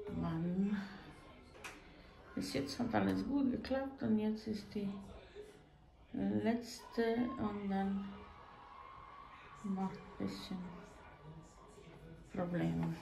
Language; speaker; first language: German; non-native, fluent; Croatian